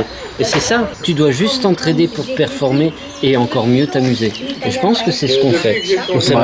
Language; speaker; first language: French; native; French